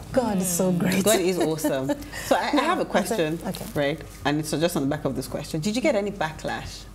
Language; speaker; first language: English; non-native, local second language; Yoruba